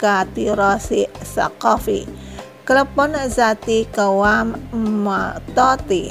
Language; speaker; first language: Arabic; non-native, learner; Indonesian